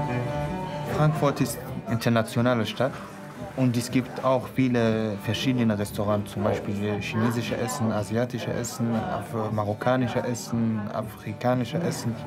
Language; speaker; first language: German; non-native, learner; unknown